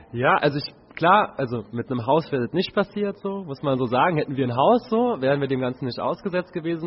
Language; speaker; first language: German; native; German